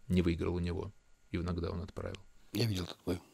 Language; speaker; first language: Russian; native; Russian